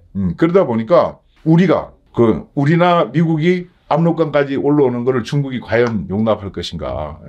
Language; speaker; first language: Korean; native; Korean